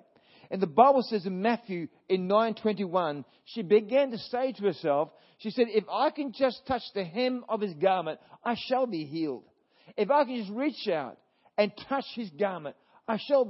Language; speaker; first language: English; native; English